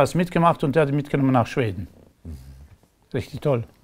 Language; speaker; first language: German; non-native, fluent; Romanian